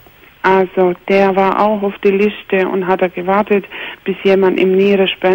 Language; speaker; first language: German; non-native, fluent; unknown